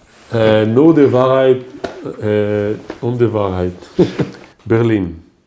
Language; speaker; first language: German; non-native, learner; Hebrew